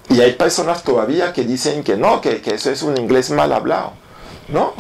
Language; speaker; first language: Spanish; non-native, local second language; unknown